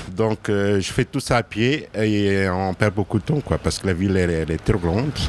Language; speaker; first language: French; non-native, fluent; Portuguese